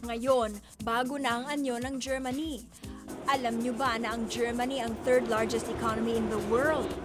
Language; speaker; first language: Filipino; native; Filipino